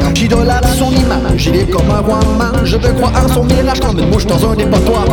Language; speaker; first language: French; native; French